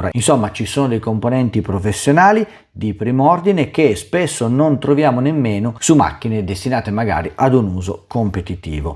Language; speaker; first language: Italian; native; Italian